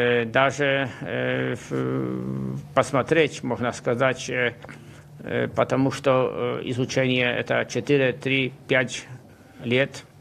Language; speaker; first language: Russian; non-native, fluent; Polish